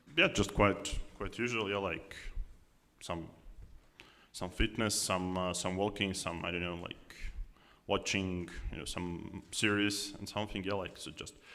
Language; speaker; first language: English; non-native, fluent; Russian